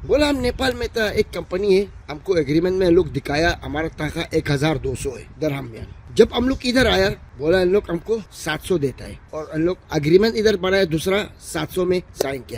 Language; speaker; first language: Hindi; non-native, learner; Arabic